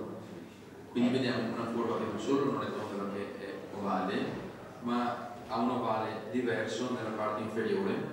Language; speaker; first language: Italian; native; Italian